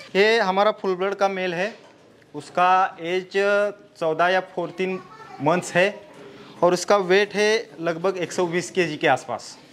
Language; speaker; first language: Hindi; non-native, local second language; Marathi